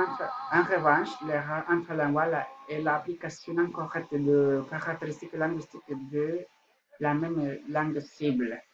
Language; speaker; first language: French; non-native, learner; Spanish